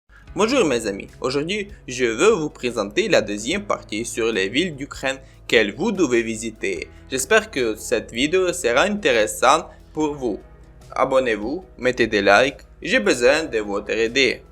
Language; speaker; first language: French; non-native, learner; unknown